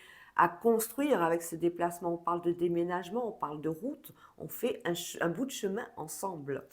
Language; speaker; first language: French; native; French